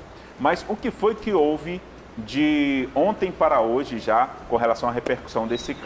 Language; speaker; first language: Portuguese; native; Portuguese